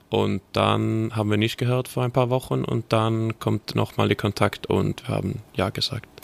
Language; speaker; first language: German; non-native, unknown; Swedish